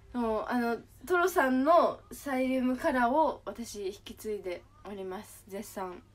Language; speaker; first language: Japanese; native; Japanese